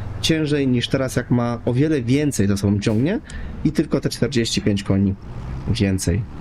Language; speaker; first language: Polish; native; Polish